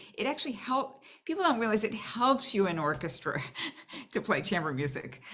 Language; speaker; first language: English; native; English